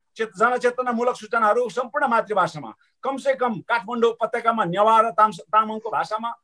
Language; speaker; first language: Nepali; non-native, local second language; Sherpa